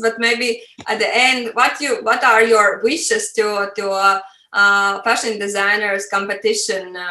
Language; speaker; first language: English; non-native, fluent; Latvian